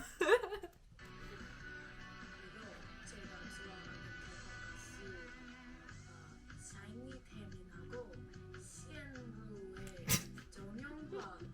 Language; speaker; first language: Korean; non-native, learner; English